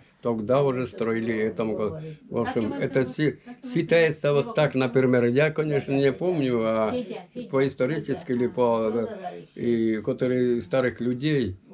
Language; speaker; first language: Russian; non-native, local second language; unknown